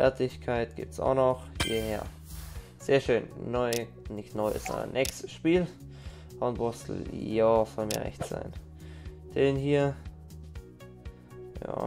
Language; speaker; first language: German; native; German